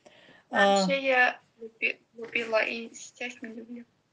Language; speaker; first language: Russian; non-native, learner; Azerbaijani